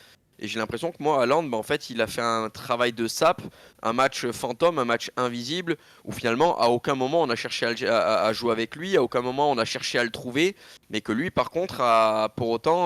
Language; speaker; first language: French; native; French